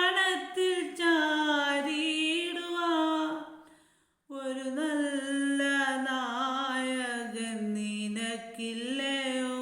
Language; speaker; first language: Malayalam; native; Malayalam